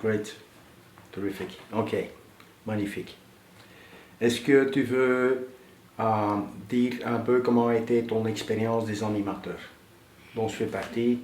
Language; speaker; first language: French; native; French